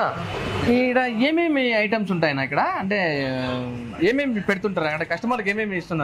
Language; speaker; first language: Telugu; native; Telugu